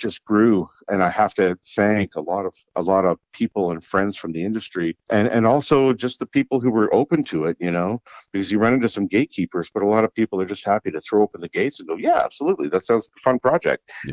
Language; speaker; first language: English; native; English